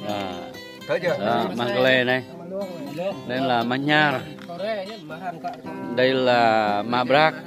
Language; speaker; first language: Vietnamese; non-native, local second language; Jarai